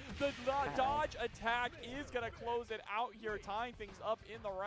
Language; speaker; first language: English; native; English